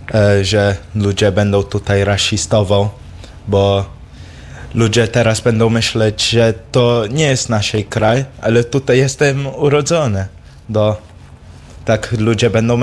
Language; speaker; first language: Polish; early bilingual, heritage; English